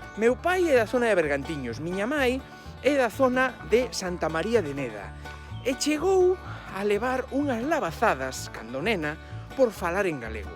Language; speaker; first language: Galician; non-native, local second language; Spanish